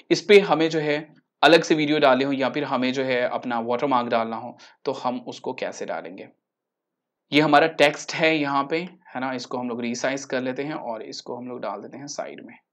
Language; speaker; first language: Hindi; native; Hindi